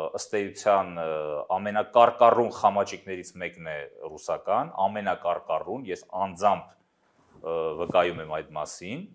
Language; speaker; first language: Armenian; native; Armenian